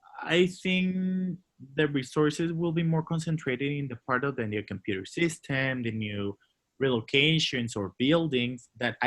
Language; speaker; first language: English; non-native, learner; Spanish